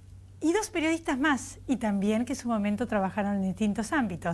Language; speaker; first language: Spanish; native; Spanish